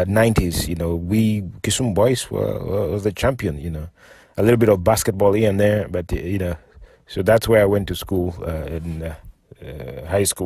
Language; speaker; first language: English; non-native, local second language; Luo (Kenya and Tanzania)